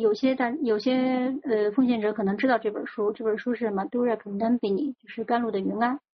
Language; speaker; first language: Chinese; native; Chinese